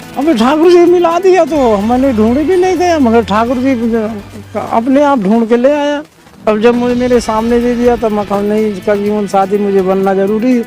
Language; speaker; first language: Hindi; native; Hindi